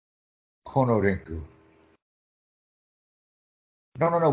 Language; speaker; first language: Japanese; non-native, learner; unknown